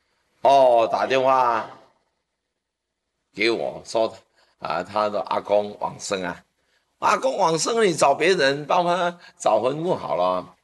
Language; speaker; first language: Chinese; native; Chinese